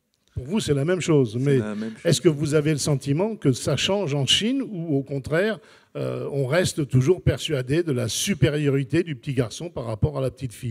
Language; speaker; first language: French; native; French